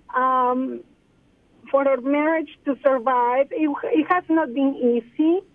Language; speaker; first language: English; non-native, fluent; Spanish